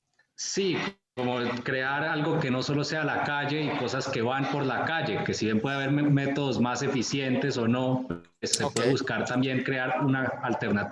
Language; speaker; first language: Spanish; native; Spanish